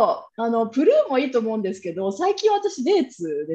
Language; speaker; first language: Japanese; native; Japanese